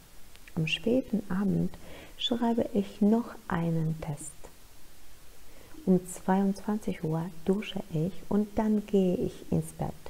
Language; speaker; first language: German; non-native, fluent; Polish